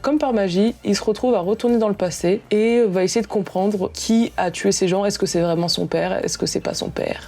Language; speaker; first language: French; native; French